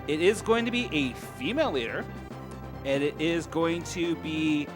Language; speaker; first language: English; native; English